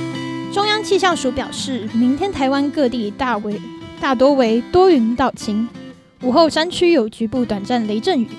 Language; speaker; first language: Chinese; native; Chinese